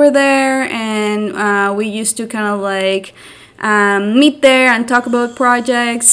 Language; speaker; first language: English; non-native, fluent; Spanish